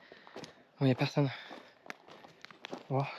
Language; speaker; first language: French; native; French